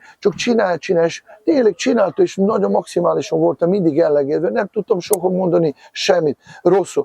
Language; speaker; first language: Hungarian; non-native, fluent; Serbian